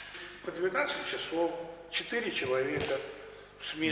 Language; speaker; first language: Russian; native; Russian